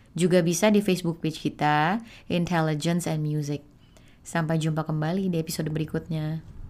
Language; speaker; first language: Indonesian; native; Indonesian